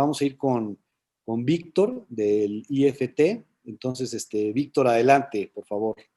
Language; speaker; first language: Spanish; native; Spanish